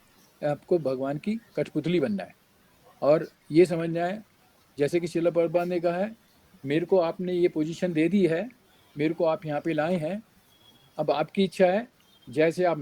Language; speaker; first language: Hindi; native; Hindi